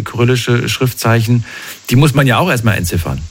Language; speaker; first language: German; native; German